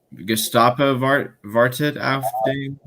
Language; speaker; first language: German; non-native, learner; English